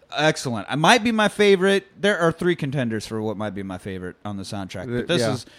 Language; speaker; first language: English; native; English